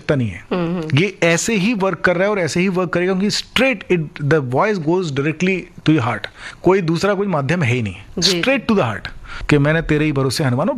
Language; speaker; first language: Hindi; non-native, local second language; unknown